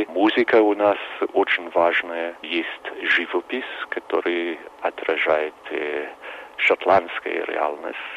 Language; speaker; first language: Russian; non-native, fluent; English